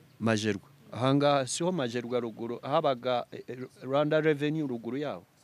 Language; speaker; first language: Kinyarwanda; early bilingual, heritage; Kinyarwanda